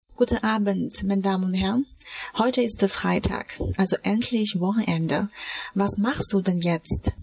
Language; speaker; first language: German; non-native, fluent; Chinese